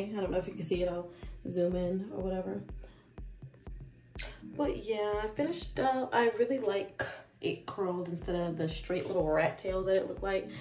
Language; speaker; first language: English; native; English